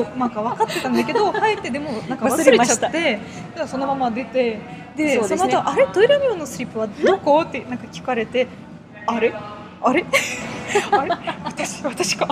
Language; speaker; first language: Japanese; non-native, fluent; Russian